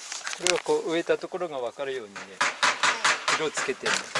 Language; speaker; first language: Japanese; native; Japanese